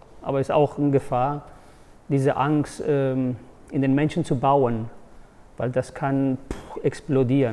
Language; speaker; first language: German; non-native, fluent; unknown